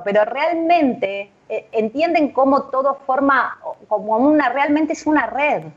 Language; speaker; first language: Spanish; native; Spanish